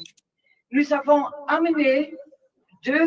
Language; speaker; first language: French; non-native, local second language; Dutch